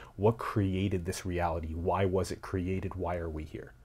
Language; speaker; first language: English; native; English